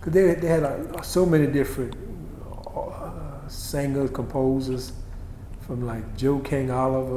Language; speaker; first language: English; native; English